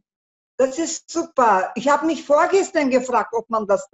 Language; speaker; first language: German; non-native, learner; Turkish